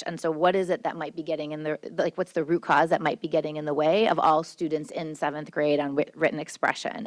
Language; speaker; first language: English; native; English